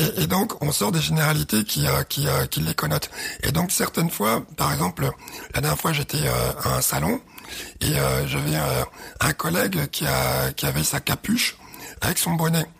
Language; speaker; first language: French; early bilingual, other home language; Arabic